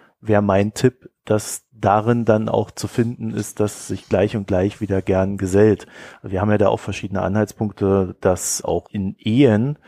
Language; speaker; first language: German; native; German